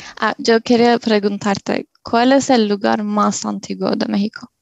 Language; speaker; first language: Spanish; non-native, learner; Turkish